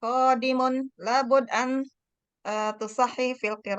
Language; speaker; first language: Arabic; non-native, fluent; Indonesian